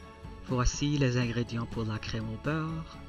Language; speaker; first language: French; non-native, local second language; English